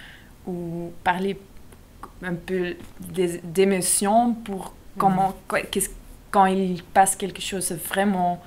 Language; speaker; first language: French; non-native, local second language; Dutch